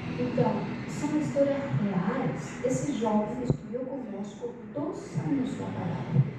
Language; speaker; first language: Portuguese; non-native, fluent; Spanish